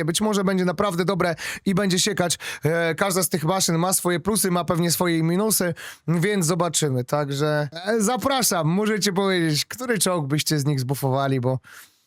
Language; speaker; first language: Polish; native; Polish